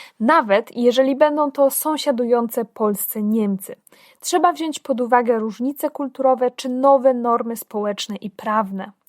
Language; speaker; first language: Polish; native; Polish